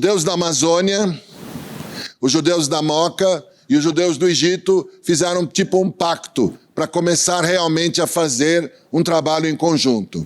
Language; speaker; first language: Portuguese; early bilingual, other home language; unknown